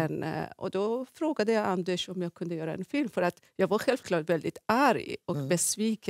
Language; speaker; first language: Swedish; non-native, fluent; Persian